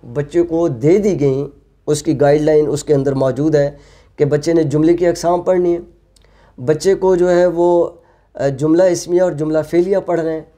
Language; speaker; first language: Urdu; non-native, local second language; Punjabi